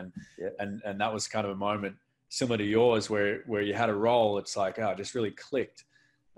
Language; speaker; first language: English; native; English